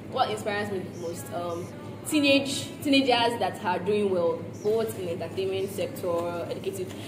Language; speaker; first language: English; non-native, local second language; Yoruba